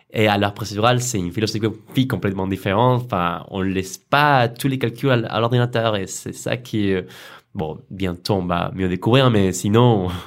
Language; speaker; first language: French; non-native, fluent; Spanish